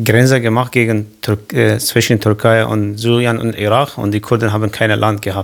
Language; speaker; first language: German; non-native, learner; Kurdish